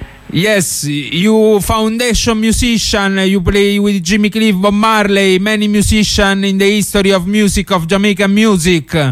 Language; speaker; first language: English; non-native, learner; Italian